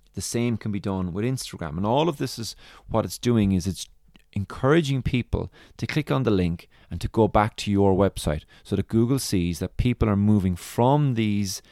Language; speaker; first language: English; native; English